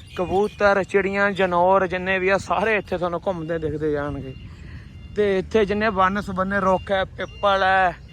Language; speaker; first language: Punjabi; native; Punjabi